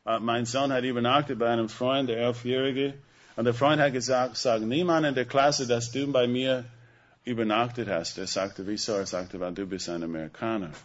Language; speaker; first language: German; non-native, fluent; English